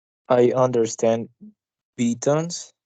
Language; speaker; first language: English; non-native, learner; Spanish